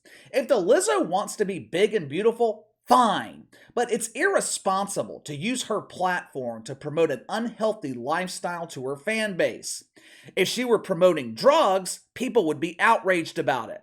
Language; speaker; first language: English; native; English